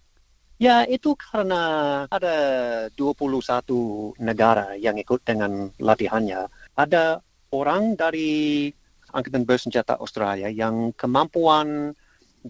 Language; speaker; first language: Indonesian; non-native, learner; English